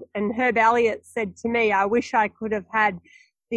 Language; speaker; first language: English; native; English